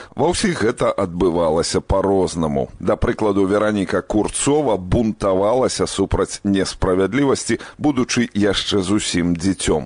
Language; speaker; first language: Belarusian; native; Belarusian